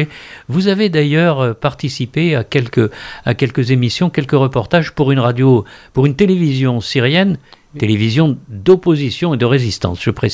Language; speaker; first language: French; native; French